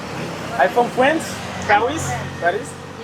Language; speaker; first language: English; non-native, learner; French